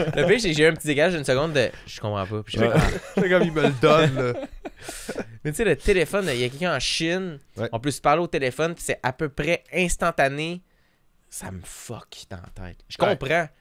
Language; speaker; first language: French; native; French